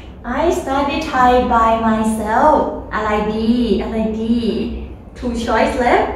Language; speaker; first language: English; non-native, learner; Thai